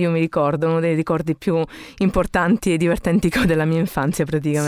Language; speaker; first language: Italian; native; Italian